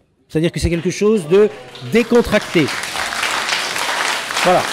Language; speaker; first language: French; native; French